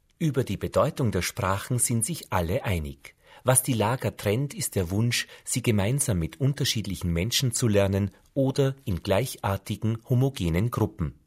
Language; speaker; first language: German; native; German